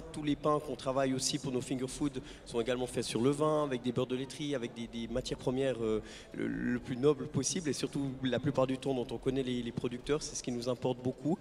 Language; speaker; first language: French; native; French